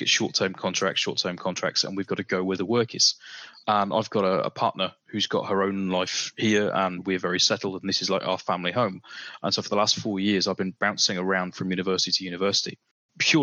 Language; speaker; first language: English; native; English